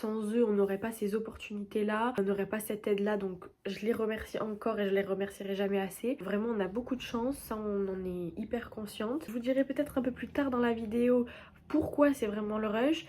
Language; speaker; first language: French; native; French